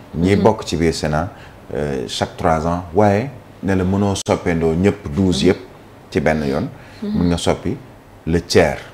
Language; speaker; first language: Wolof; native; Wolof